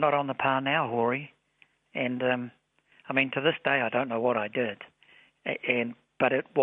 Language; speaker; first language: English; native; English